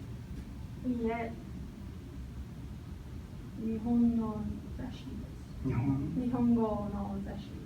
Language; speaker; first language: Japanese; non-native, learner; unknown